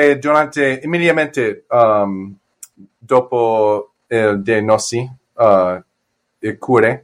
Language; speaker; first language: Italian; non-native, learner; English